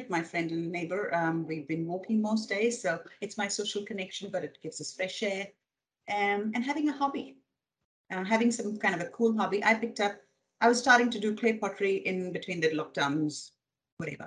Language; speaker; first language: English; non-native, local second language; Hindi